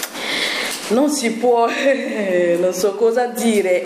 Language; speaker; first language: Italian; non-native, learner; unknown